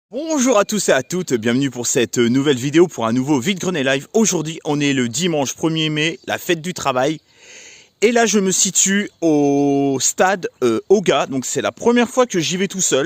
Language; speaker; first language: French; native; French